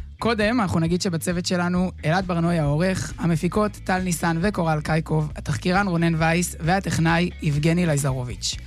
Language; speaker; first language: Hebrew; native; Hebrew